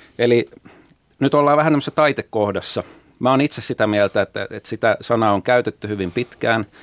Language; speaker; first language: Finnish; native; Finnish